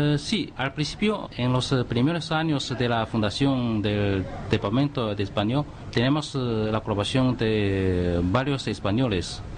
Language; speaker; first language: Spanish; non-native, fluent; Chinese